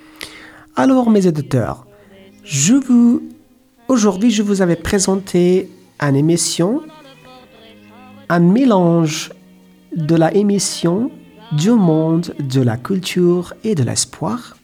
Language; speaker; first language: French; non-native, learner; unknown